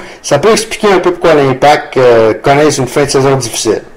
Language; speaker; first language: French; native; French